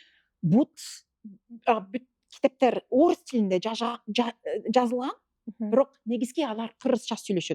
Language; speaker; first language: Kyrgyz; non-native, fluent; English